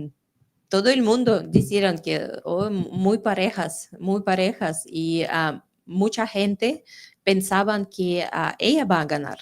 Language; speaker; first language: Spanish; non-native, fluent; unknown